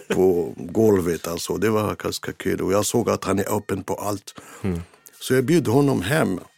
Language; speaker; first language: Swedish; non-native, fluent; Arabic